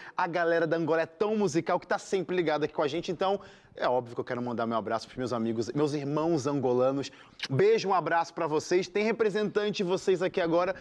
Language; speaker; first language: Portuguese; native; Portuguese